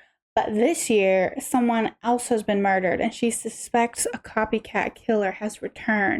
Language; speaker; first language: English; native; English